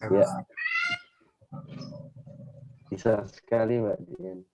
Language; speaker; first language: Indonesian; native; Indonesian